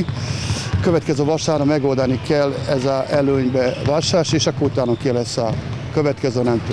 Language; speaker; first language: Hungarian; non-native, learner; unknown